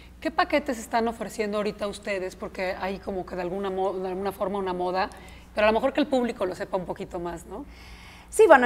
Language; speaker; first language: Spanish; native; Spanish